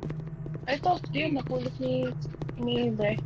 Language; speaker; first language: Filipino; native; Filipino